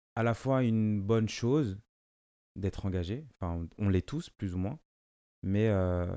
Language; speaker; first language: French; non-native, local second language; Lingala